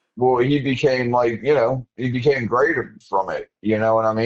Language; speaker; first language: English; native; English